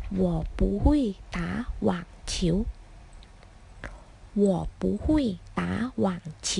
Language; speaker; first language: Chinese; non-native, fluent; Thai